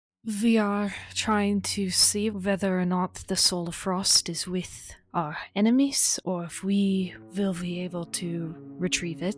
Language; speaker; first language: English; native; English